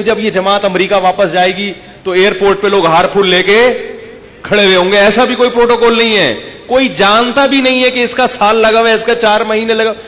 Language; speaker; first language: Urdu; native; Urdu